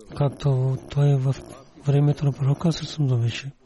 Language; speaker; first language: Bulgarian; non-native, learner; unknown